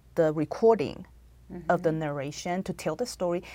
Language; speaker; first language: English; non-native, fluent; Chinese